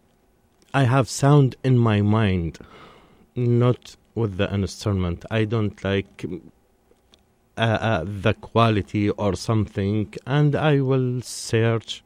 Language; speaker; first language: English; non-native, learner; Arabic